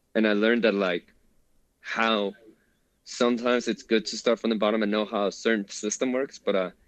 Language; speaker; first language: English; early bilingual, other home language; Spanish